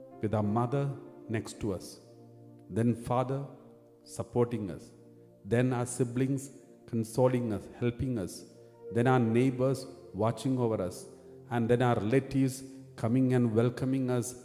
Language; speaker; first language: English; non-native, local second language; Malayalam